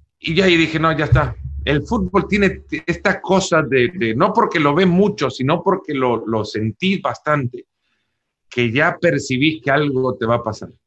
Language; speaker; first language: Spanish; native; Spanish